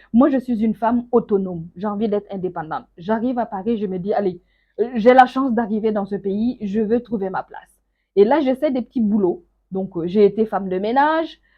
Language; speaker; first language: French; non-native, local second language; Mossi